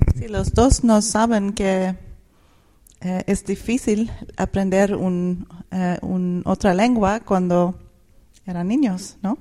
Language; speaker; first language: Spanish; non-native, fluent; Swedish